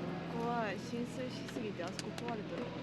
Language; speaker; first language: Japanese; native; Japanese